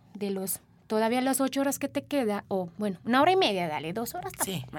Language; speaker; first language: Spanish; non-native, fluent; Sinhala